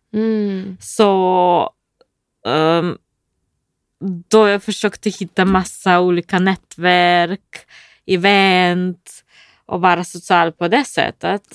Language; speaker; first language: Swedish; non-native, fluent; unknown